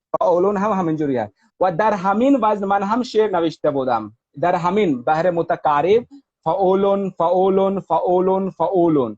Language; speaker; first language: Persian; non-native, fluent; Hindi